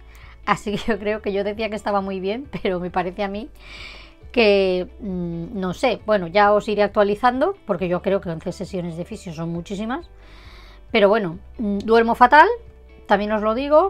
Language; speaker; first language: Spanish; native; Spanish